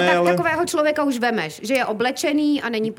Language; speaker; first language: Czech; native; Czech